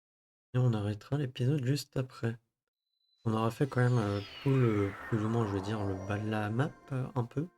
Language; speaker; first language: French; native; French